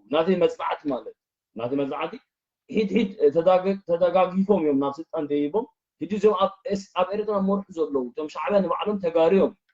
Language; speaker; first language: Tigrinya; early bilingual, heritage; Tigrinya